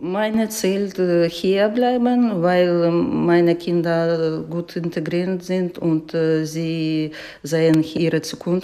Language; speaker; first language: German; non-native, learner; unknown